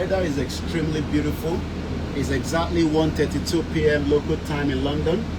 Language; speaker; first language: English; non-native, local second language; Yoruba